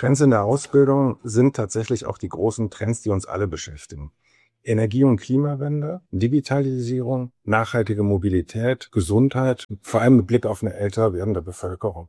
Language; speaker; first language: German; native; German